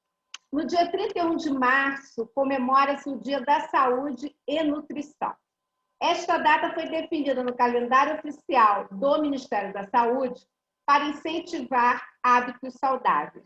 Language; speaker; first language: Portuguese; native; Portuguese